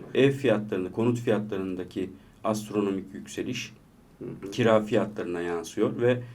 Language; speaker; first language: Turkish; native; Turkish